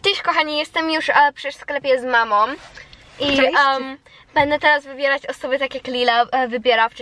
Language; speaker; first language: Polish; early bilingual, heritage; Polish